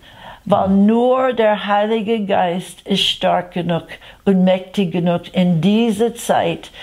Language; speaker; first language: German; non-native, fluent; English